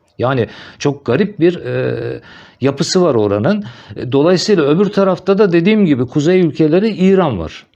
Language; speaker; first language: Turkish; native; Turkish